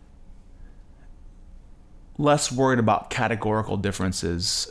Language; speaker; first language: English; native; English